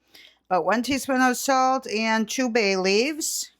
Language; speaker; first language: English; native; English